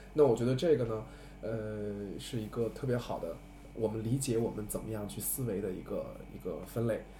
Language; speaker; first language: Chinese; native; Chinese